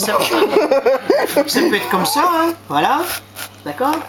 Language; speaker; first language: French; native; French